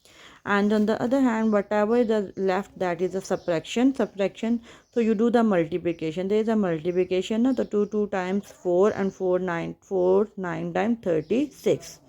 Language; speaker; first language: English; non-native, local second language; Urdu